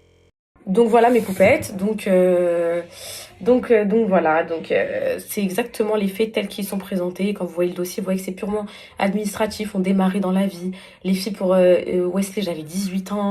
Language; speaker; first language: French; native; French